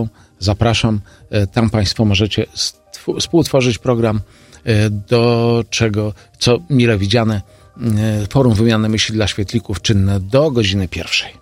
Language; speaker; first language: Polish; native; Polish